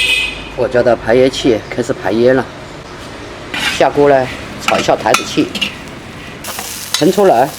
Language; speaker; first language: Chinese; native; Chinese